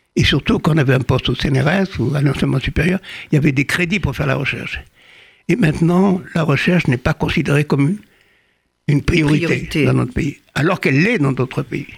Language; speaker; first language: French; native; French